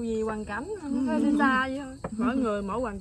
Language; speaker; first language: Vietnamese; native; Vietnamese